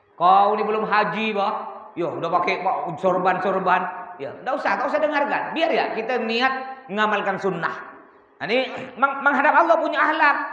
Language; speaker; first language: Malay; native; Malay